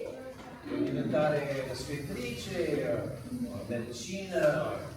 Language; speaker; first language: Italian; non-native, learner; English